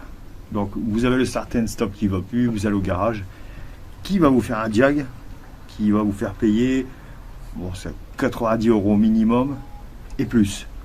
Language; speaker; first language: French; native; French